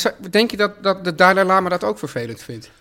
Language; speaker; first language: Dutch; native; Dutch